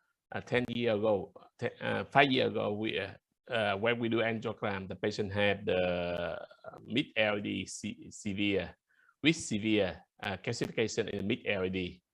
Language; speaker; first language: English; non-native, learner; Vietnamese